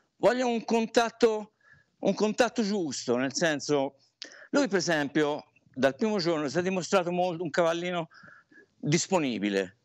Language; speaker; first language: Italian; native; Italian